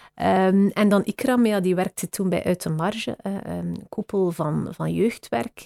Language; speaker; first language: Dutch; native; Dutch